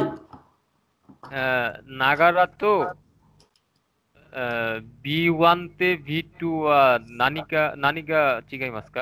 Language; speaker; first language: Japanese; non-native, learner; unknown